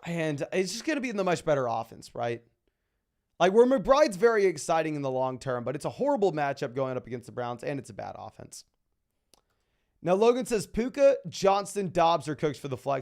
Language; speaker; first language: English; native; English